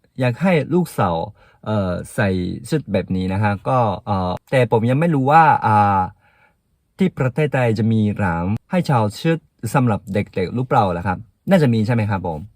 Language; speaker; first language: Thai; non-native, fluent; Japanese